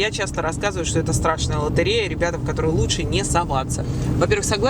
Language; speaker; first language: Russian; native; Russian